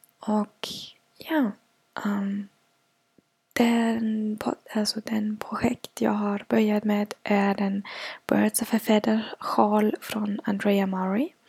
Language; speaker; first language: Swedish; non-native, fluent; German